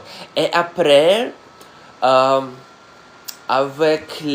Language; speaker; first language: French; non-native, learner; Russian